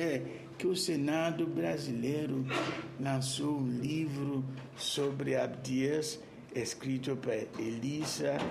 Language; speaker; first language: Portuguese; non-native, fluent; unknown